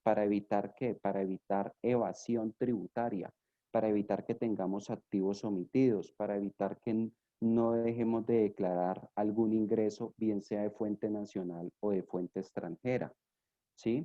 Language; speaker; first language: Spanish; native; Spanish